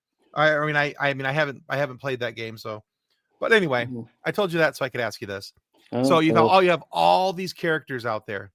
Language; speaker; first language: English; native; English